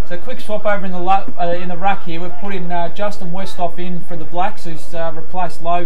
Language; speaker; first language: English; native; English